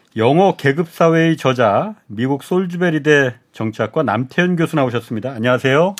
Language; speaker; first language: Korean; native; Korean